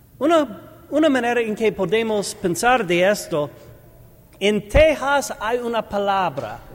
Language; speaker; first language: Spanish; non-native, learner; English